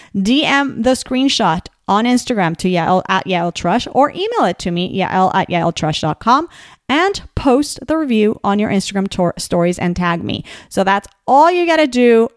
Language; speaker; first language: English; non-native, fluent; Spanish